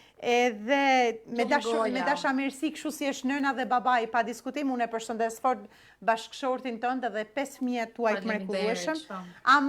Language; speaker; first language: Albanian; native; Albanian